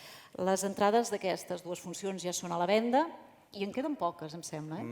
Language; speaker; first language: Catalan; native; Catalan